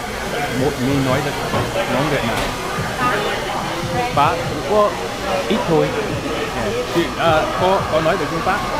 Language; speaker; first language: Vietnamese; non-native, learner; English